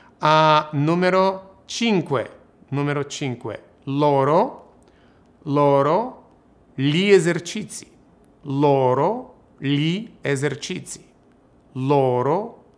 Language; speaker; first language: Italian; non-native, fluent; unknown